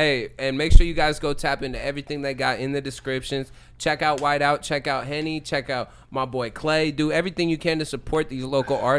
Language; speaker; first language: English; native; English